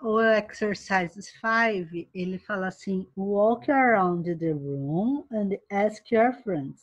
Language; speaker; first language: English; non-native, fluent; Portuguese